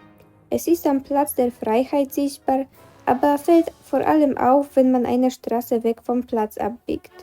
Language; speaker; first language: German; non-native, fluent; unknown